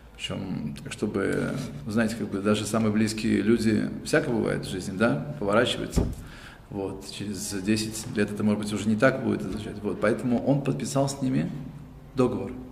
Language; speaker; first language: Russian; early bilingual, heritage; Russian